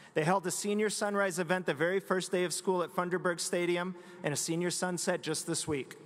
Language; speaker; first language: English; native; English